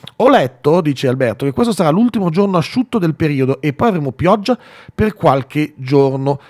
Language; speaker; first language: Italian; native; Italian